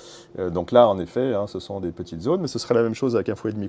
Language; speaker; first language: French; native; French